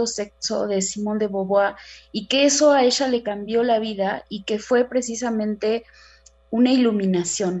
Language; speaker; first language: Spanish; native; Spanish